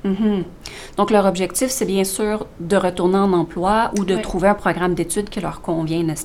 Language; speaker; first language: French; native; French